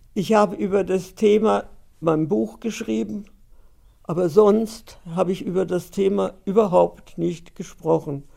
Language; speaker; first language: German; early bilingual, heritage; German